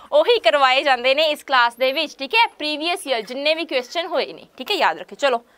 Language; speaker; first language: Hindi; non-native, local second language; Punjabi